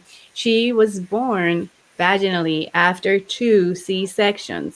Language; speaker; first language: English; native; English